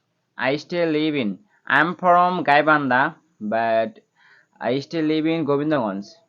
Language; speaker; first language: English; non-native, learner; Bangla